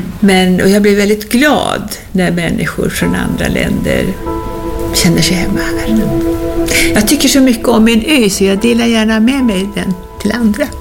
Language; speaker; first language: Swedish; native; Swedish